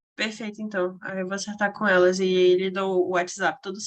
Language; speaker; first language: Portuguese; native; Portuguese